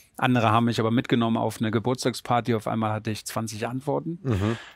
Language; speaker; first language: German; native; German